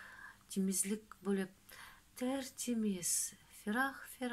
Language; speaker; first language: Turkish; non-native, fluent; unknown